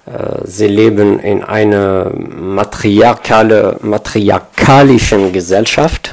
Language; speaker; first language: German; non-native, fluent; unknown